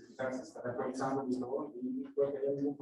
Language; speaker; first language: Spanish; native; Spanish